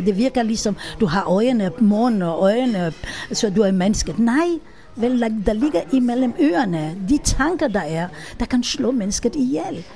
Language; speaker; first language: Danish; non-native, fluent; Hebrew